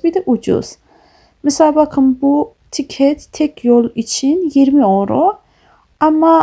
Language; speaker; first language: Turkish; non-native, fluent; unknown